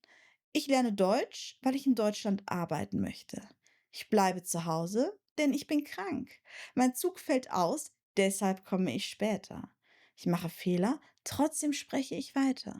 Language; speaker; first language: German; native; German